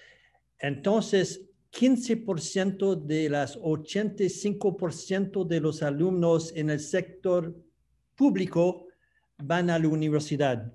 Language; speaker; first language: Spanish; non-native, fluent; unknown